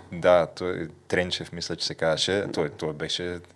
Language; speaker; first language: Bulgarian; native; Bulgarian